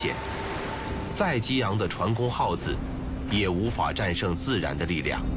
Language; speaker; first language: Chinese; native; Chinese